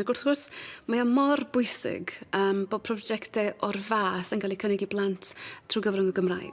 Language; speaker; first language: Welsh; native; Welsh